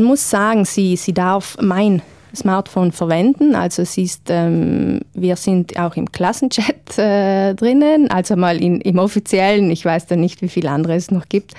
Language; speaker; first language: German; native; German